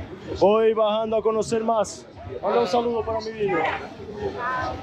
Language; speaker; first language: Spanish; non-native, learner; Portuguese